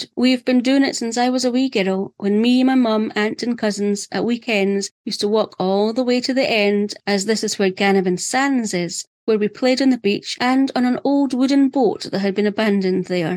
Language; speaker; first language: English; native; English